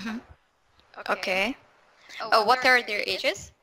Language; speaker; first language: English; non-native, fluent; Arabic